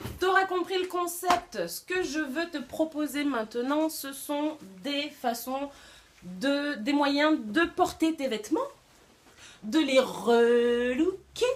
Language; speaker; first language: French; native; French